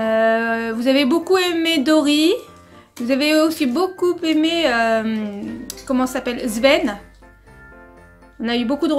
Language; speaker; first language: French; native; French